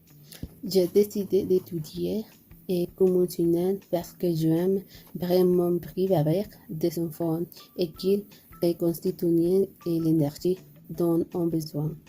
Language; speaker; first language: French; non-native, learner; Spanish